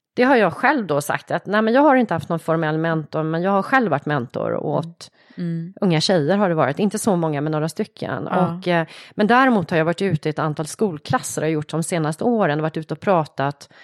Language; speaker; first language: Swedish; native; Swedish